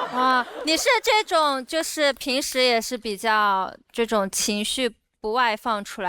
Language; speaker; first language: Chinese; native; Chinese